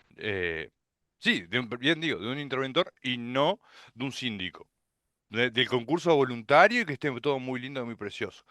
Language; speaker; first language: Spanish; native; Spanish